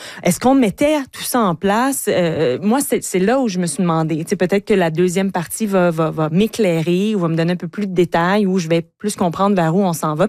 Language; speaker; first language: French; native; French